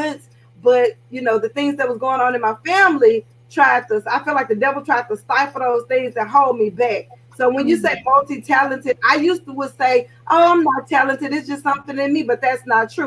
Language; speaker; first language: English; native; English